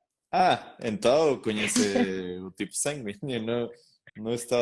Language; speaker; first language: Portuguese; non-native, learner; Spanish